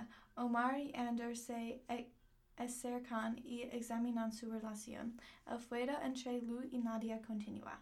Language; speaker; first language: Spanish; non-native, learner; English